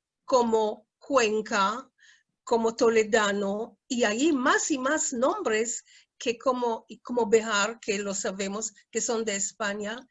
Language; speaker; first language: Spanish; non-native, fluent; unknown